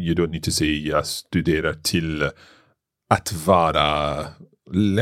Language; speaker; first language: Swedish; non-native, learner; English